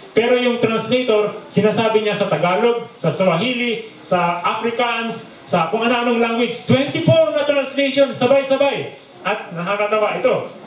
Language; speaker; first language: Filipino; non-native, local second language; Bikol